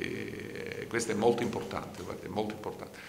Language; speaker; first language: Italian; native; Italian